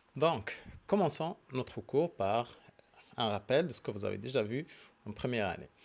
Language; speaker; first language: French; non-native, local second language; Arabic